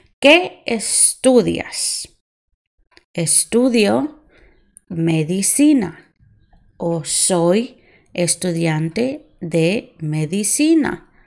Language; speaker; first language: Spanish; non-native, fluent; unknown